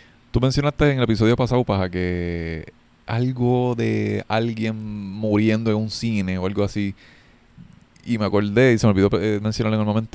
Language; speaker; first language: Spanish; early bilingual, heritage; Spanish